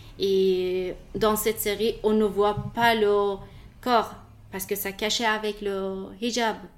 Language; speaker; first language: French; non-native, learner; Persian